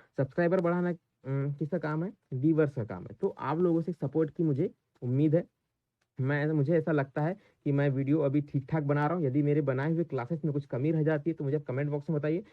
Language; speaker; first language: Hindi; native; Hindi